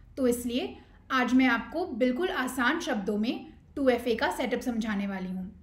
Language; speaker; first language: Hindi; native; Hindi